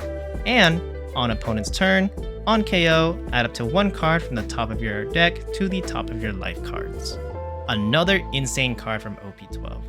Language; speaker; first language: English; native; English